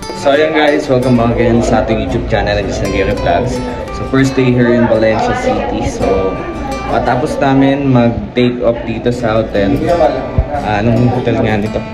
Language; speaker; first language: Filipino; non-native, local second language; Bikol